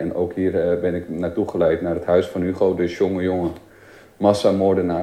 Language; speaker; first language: Dutch; native; Dutch